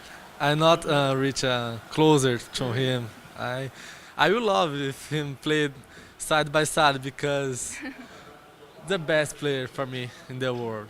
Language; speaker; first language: English; non-native, learner; Portuguese